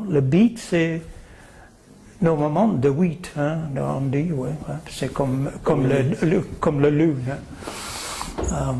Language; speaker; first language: French; non-native, learner; English